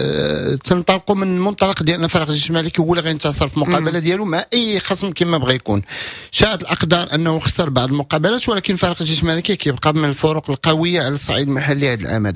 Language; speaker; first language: Arabic; native; Arabic